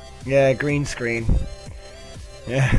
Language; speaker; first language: English; native; English